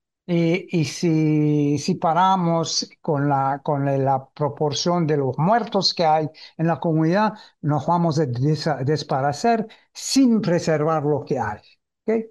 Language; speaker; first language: Spanish; early bilingual, heritage; Ladino